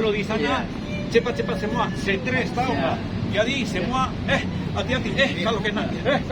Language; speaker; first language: Indonesian; non-native, fluent; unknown